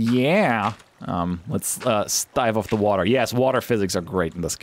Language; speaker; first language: English; native; English